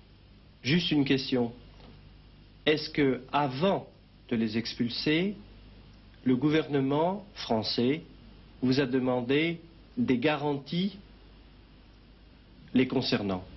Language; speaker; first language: French; native; French